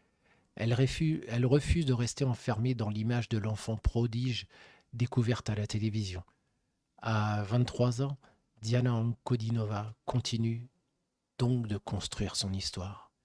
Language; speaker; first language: French; native; French